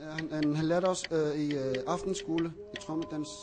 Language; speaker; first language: Danish; non-native, local second language; Kalaallisut